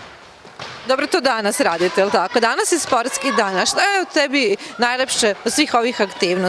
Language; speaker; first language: Serbian; native; Serbian